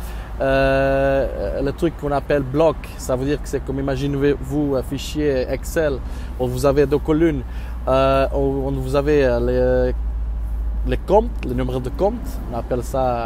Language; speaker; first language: French; non-native, learner; Portuguese